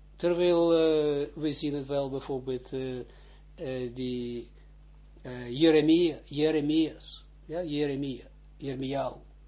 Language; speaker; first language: Dutch; non-native, fluent; Hebrew